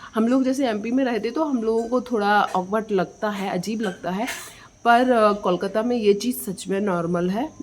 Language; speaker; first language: Hindi; non-native, local second language; Bangla